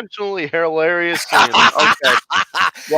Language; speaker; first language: English; native; English